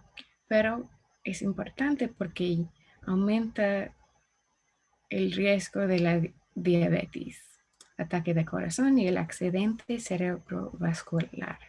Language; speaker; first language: Spanish; non-native, learner; English